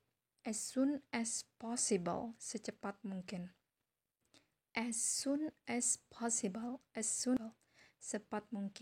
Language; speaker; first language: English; non-native, fluent; Indonesian